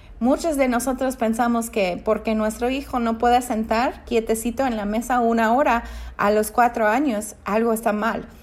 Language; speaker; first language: Spanish; non-native, fluent; English